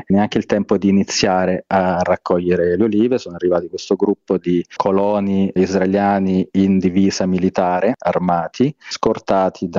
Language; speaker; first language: Italian; native; Italian